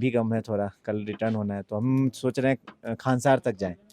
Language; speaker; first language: Hindi; native; Hindi